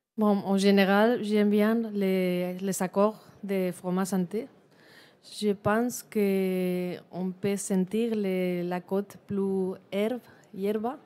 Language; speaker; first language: French; non-native, learner; Spanish